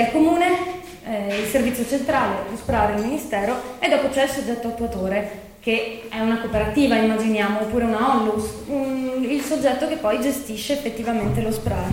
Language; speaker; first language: Italian; native; Italian